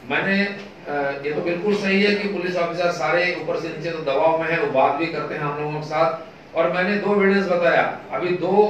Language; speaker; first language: Hindi; non-native, local second language; Bangla